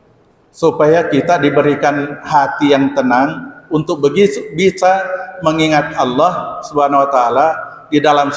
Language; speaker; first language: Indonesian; native; Indonesian